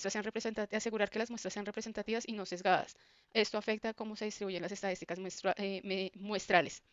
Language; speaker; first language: Spanish; native; Spanish